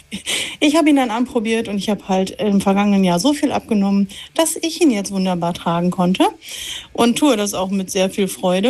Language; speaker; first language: German; native; German